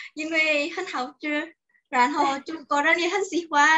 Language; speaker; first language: Chinese; non-native, learner; Indonesian